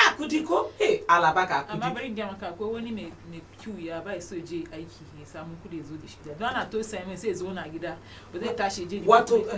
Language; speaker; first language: Hausa; non-native, local second language; Igbo